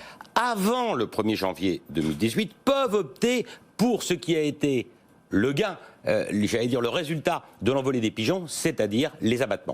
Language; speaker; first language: French; native; French